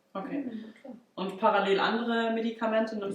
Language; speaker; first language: German; native; German